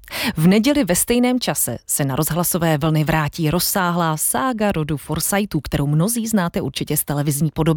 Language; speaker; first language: Czech; native; Czech